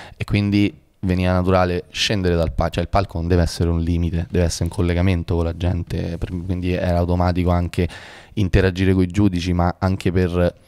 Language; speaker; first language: Italian; native; Italian